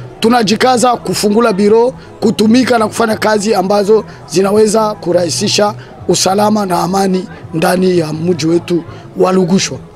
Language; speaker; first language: Swahili; native; Swahili